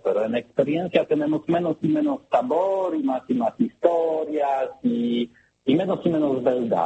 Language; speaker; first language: Spanish; non-native, learner; Polish